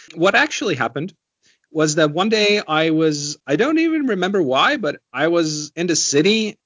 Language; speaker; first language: English; non-native, fluent; Estonian